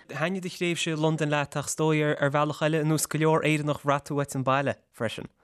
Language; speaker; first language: Irish; native; Irish